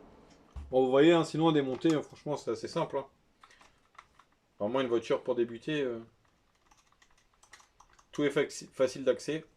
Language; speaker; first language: French; native; French